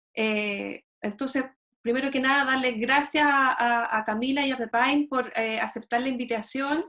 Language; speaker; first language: Spanish; native; Spanish